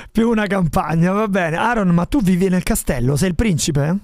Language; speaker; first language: Italian; native; Italian